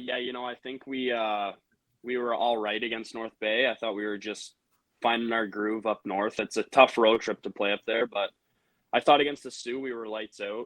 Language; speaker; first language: English; native; English